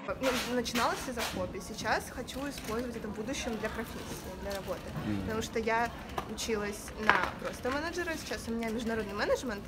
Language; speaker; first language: Russian; native; Russian